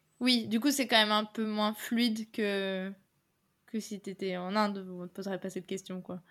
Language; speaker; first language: French; native; French